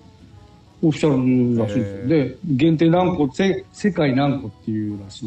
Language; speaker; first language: Japanese; native; Japanese